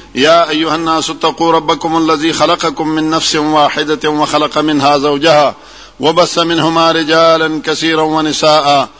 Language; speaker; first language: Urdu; non-native, local second language; Pashto